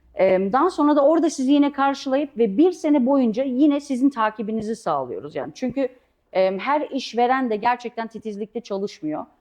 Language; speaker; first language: Turkish; early bilingual, heritage; Turkish